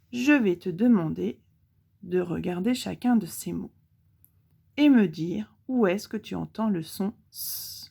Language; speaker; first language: French; native; French